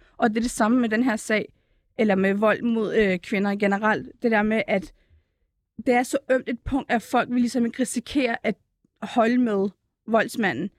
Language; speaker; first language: Danish; early bilingual, other home language; Turkish